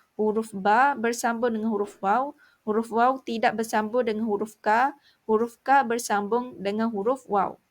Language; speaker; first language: Malay; native; Malay